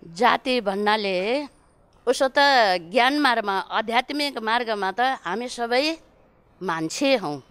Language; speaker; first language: Nepali; non-native, local second language; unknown